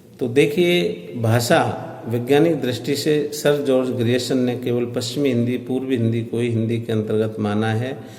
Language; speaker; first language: Hindi; native; Hindi